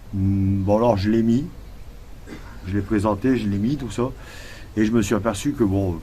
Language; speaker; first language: French; native; French